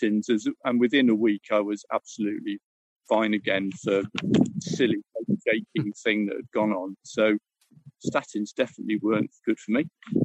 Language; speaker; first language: English; native; English